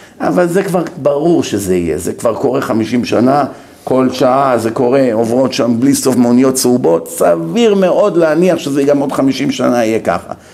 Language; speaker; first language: Hebrew; native; Hebrew